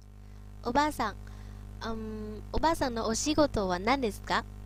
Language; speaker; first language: Japanese; non-native, learner; Vietnamese